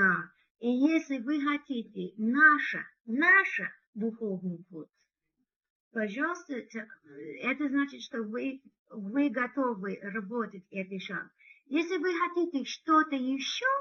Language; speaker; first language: Russian; non-native, learner; English